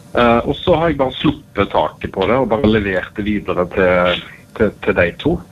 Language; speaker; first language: Norwegian; native; Norwegian